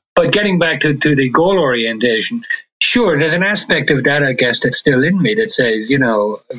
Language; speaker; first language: English; native; English